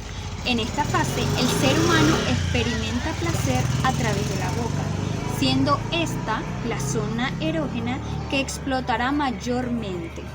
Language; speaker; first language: Spanish; native; Spanish